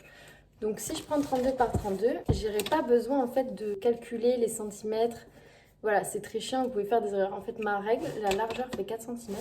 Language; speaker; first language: French; native; French